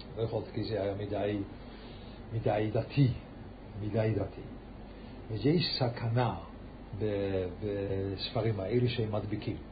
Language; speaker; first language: Hebrew; early bilingual, heritage; Yiddish